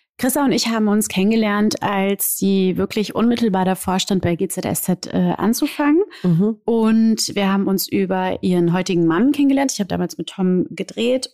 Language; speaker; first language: German; early bilingual, other home language; Portuguese